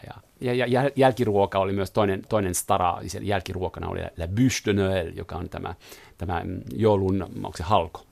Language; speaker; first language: Finnish; non-native, fluent; French